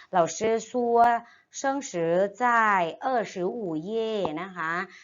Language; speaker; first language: Chinese; non-native, fluent; Thai